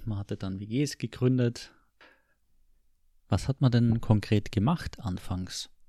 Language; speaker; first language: German; native; German